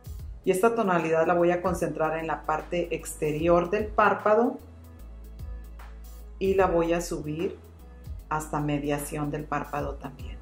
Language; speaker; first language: Spanish; native; Spanish